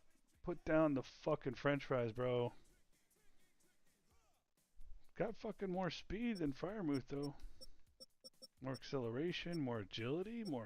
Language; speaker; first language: English; native; English